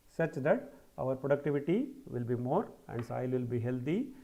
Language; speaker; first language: English; non-native, local second language; Kannada